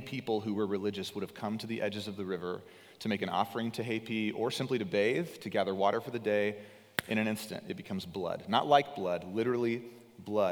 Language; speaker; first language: English; native; English